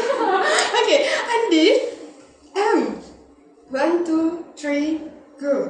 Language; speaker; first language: English; non-native, learner; Indonesian